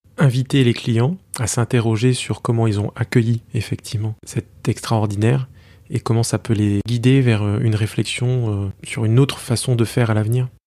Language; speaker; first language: French; native; French